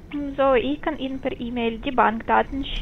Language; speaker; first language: German; non-native, fluent; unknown